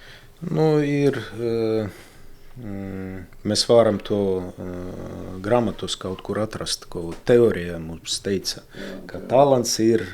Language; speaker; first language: Latvian; non-native, local second language; Russian